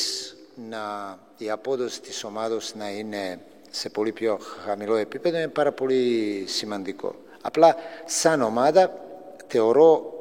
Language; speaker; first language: Greek; non-native, fluent; Serbian